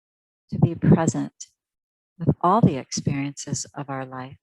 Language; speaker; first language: English; native; English